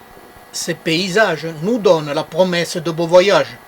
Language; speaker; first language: French; native; French